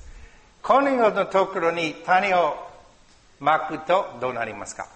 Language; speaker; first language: Japanese; non-native, learner; English